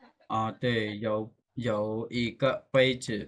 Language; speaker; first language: Chinese; non-native, fluent; Khmer